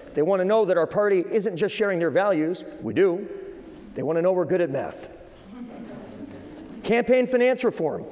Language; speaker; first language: English; native; English